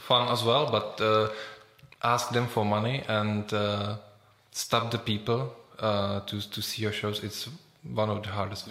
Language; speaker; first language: English; non-native, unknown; Czech